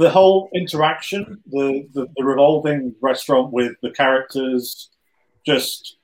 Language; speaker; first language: English; native; English